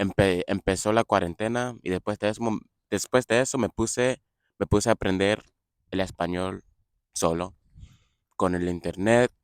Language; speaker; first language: Spanish; non-native, fluent; English